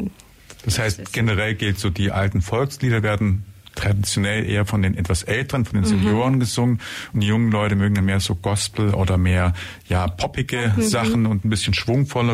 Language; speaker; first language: German; native; German